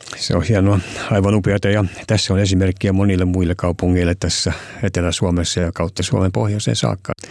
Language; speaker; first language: Finnish; native; Finnish